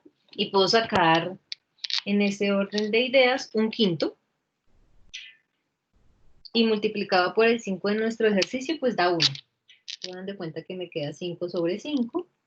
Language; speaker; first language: Spanish; native; Spanish